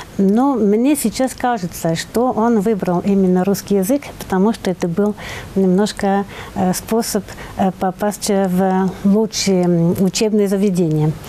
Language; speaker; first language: Russian; non-native, fluent; French